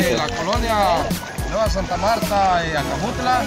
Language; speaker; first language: Spanish; native; Spanish